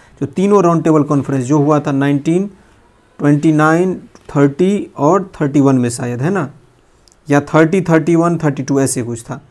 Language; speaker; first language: Hindi; native; Hindi